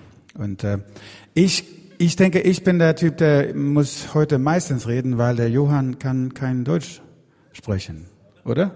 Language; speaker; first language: German; non-native, fluent; Swedish